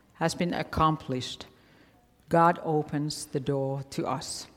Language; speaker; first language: English; non-native, fluent; Finnish